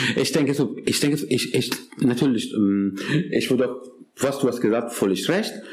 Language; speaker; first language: German; non-native, fluent; Urdu